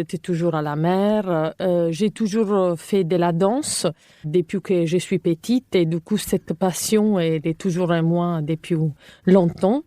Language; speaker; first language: French; non-native, fluent; Italian